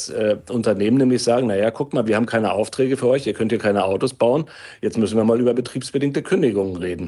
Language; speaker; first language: German; native; German